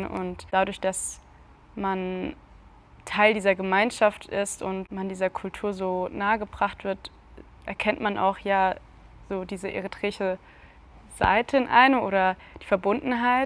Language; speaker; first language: German; early bilingual, other home language; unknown